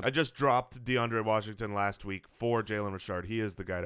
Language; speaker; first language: English; native; English